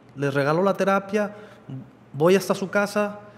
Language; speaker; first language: Spanish; early bilingual, heritage; Spanish